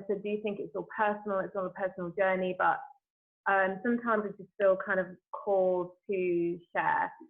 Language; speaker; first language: English; native; English